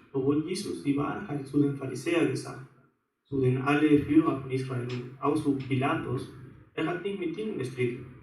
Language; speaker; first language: German; non-native, fluent; Spanish